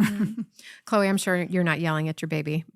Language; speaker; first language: English; native; English